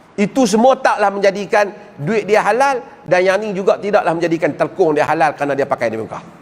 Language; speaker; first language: Malay; native; Malay